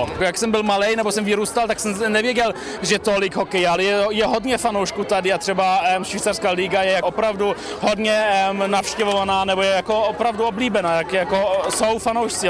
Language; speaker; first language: Czech; early bilingual, heritage; Czech